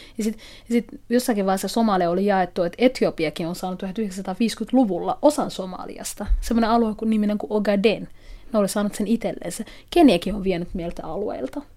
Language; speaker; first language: Finnish; non-native, fluent; Somali